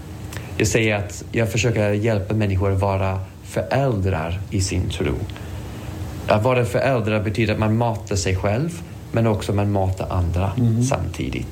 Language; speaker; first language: Swedish; non-native, fluent; English